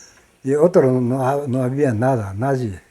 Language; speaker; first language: Spanish; non-native, learner; Japanese